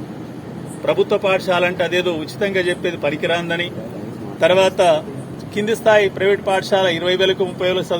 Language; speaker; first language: Telugu; native; Telugu